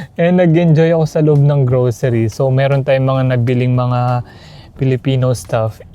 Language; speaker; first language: Filipino; non-native, local second language; Pampanga